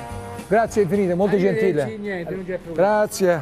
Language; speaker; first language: Italian; non-native, learner; Turkish